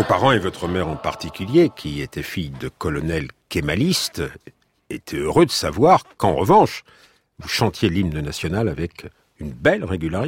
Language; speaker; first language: French; native; French